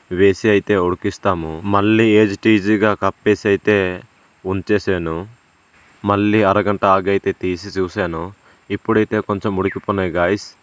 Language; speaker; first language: Telugu; non-native, local second language; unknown